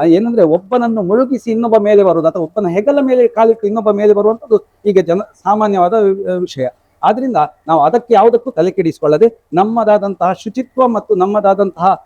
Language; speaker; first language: Kannada; non-native, local second language; Konkani